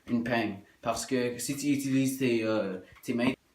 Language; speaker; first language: French; non-native, local second language; English